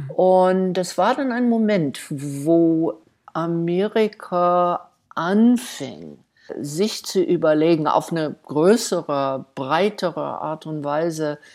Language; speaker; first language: German; non-native, fluent; English